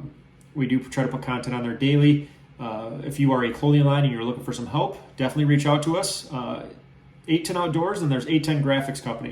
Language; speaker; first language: English; native; English